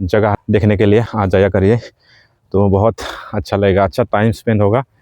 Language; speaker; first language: Hindi; non-native, local second language; Assamese